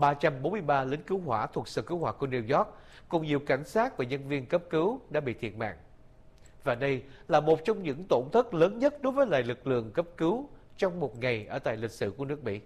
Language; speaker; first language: Vietnamese; native; Vietnamese